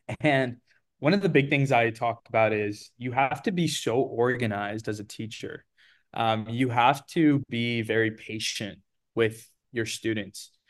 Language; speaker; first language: English; early bilingual, other home language; Portuguese